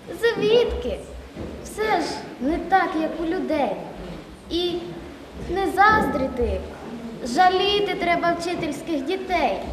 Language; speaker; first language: Ukrainian; native; Ukrainian